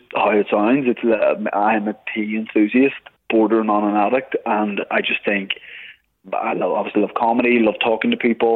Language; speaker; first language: English; native; English